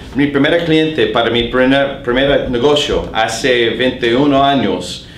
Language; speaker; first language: Spanish; non-native, learner; English